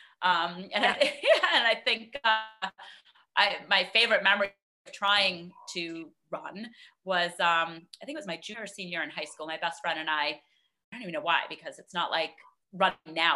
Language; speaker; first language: English; native; English